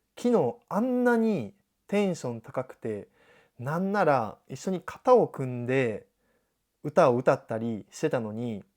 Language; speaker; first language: Japanese; native; Japanese